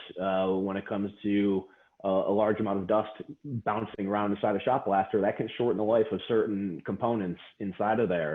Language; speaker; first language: English; native; English